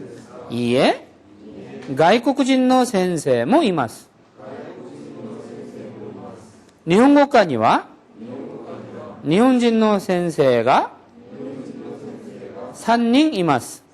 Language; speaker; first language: Japanese; non-native, fluent; Korean